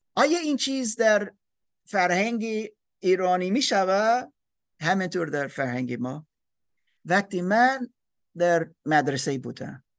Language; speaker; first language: Persian; non-native, learner; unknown